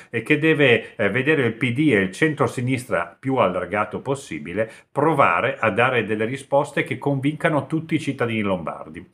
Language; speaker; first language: Italian; native; Italian